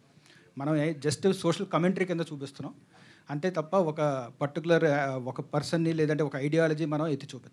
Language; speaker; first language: Telugu; native; Telugu